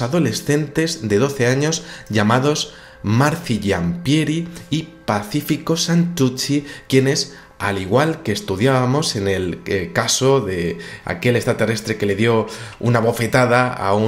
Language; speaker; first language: Spanish; native; Spanish